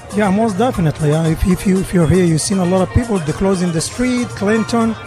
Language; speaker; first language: English; non-native, fluent; Arabic